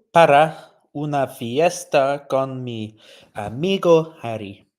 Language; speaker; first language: Spanish; non-native, learner; English